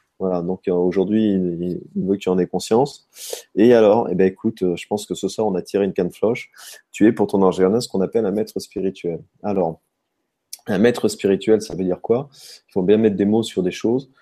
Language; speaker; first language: French; native; French